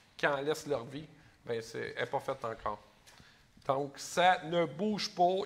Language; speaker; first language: French; native; French